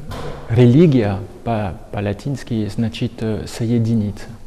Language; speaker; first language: Russian; non-native, fluent; French